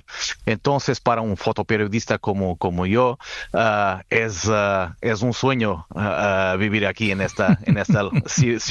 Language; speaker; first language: Spanish; non-native, fluent; Portuguese